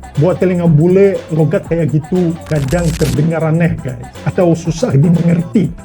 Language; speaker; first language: Indonesian; non-native, fluent; Russian